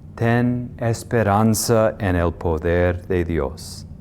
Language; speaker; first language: Spanish; non-native, fluent; English